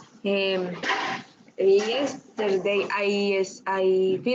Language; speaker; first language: English; non-native, learner; Spanish